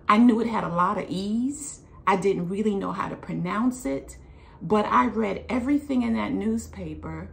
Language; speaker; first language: English; native; English